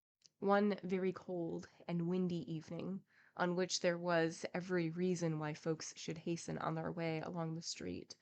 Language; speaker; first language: English; native; English